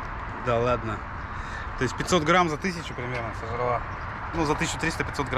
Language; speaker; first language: Russian; native; Russian